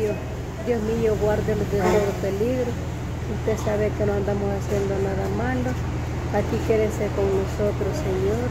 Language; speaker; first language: Spanish; native; Spanish